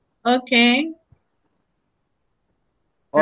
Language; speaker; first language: English; non-native, learner; Spanish